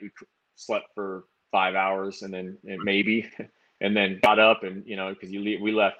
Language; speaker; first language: English; native; English